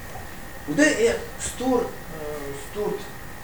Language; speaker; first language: Swedish; non-native, fluent; Russian